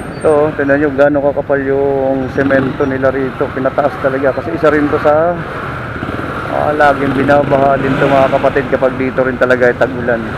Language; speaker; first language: Filipino; native; Filipino